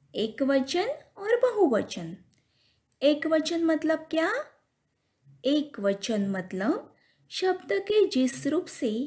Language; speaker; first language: Hindi; non-native, local second language; Marathi